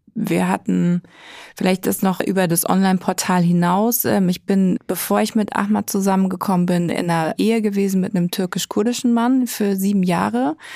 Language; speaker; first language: German; native; German